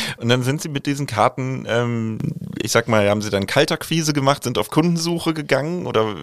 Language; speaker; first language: German; native; German